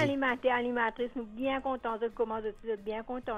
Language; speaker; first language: French; non-native, local second language; Morisyen